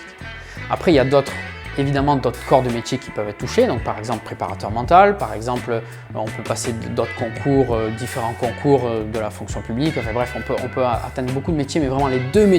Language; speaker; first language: French; native; French